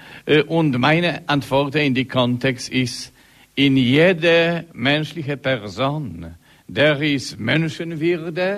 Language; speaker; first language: German; non-native, learner; Polish